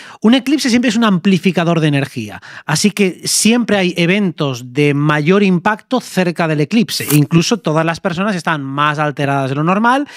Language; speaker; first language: Spanish; native; Spanish